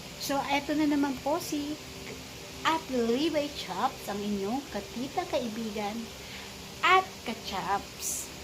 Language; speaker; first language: Filipino; native; Filipino